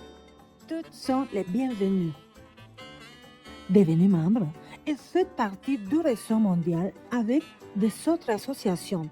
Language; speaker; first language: French; non-native, fluent; Spanish